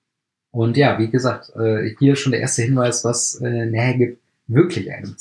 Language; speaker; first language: German; native; German